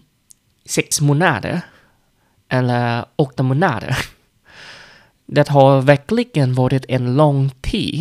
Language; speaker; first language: Swedish; non-native, fluent; Vietnamese